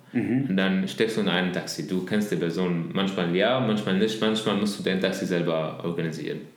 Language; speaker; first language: German; non-native, learner; Arabic